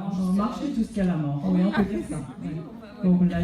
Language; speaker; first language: French; non-native, fluent; Korean